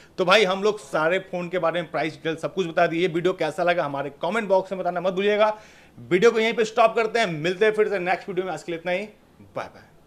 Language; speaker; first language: Hindi; native; Hindi